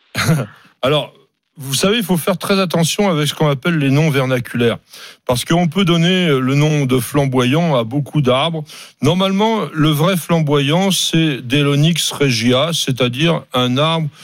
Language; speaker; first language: French; native; French